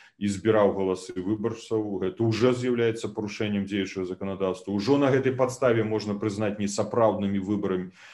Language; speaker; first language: Belarusian; native; Belarusian